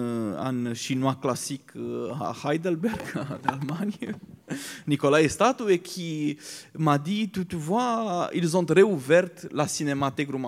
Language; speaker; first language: French; non-native, fluent; Romanian